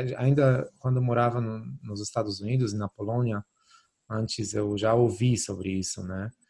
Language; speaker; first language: Portuguese; non-native, fluent; Polish